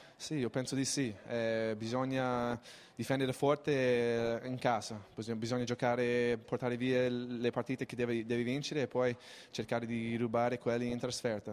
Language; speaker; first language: Italian; non-native, fluent; English